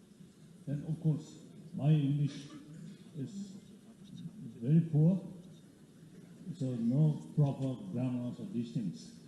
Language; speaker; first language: English; non-native, learner; Tibetan